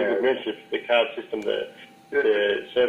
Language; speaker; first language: English; native; English